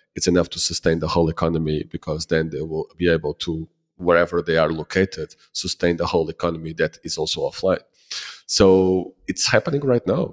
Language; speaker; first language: English; non-native, fluent; Portuguese